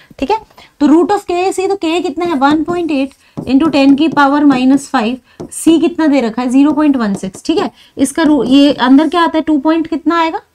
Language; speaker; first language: Hindi; native; Hindi